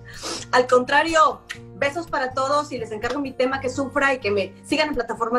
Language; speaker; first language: Spanish; native; Spanish